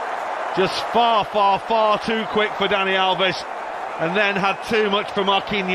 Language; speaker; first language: English; native; English